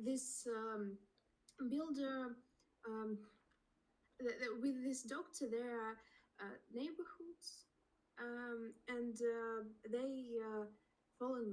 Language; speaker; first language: English; non-native, learner; Russian